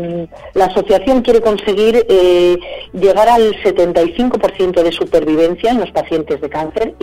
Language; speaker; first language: Spanish; native; Spanish